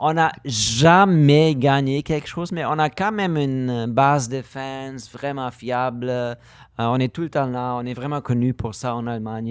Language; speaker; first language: French; non-native, learner; German